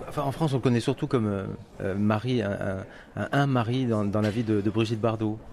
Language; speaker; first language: French; native; French